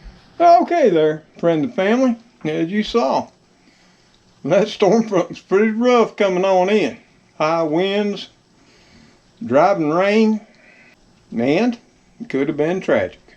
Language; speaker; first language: English; native; English